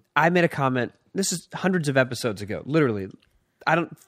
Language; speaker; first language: English; native; English